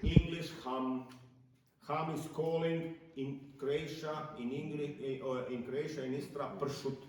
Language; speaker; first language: English; non-native, learner; Croatian